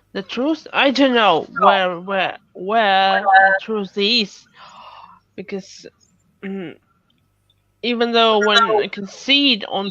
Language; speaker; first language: English; non-native, fluent; Russian